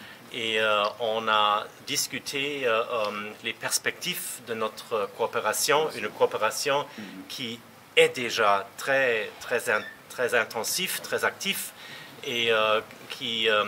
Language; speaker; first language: French; non-native, fluent; German